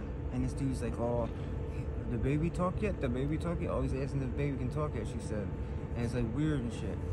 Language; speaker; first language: English; native; English